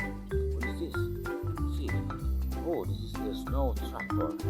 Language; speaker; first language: English; non-native, learner; Indonesian